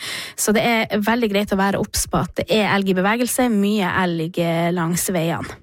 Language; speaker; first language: Norwegian; native; Norwegian